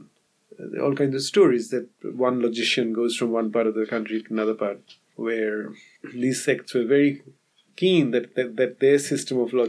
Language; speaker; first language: English; non-native, local second language; Bangla